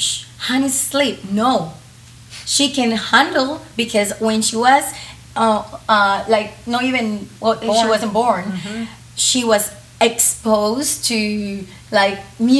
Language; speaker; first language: English; non-native, fluent; Spanish